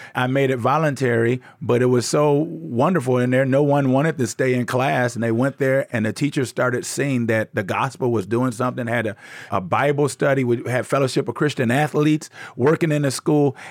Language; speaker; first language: English; native; English